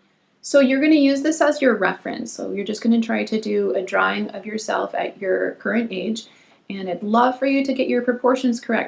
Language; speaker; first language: English; native; English